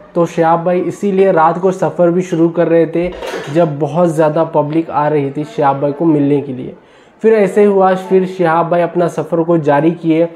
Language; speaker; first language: Hindi; non-native, local second language; Urdu